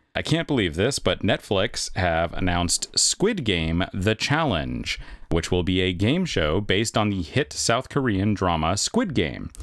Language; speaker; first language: English; native; English